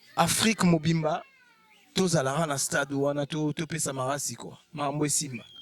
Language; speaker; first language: Lingala; native; Lingala